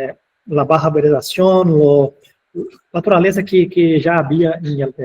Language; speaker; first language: Spanish; non-native, fluent; Portuguese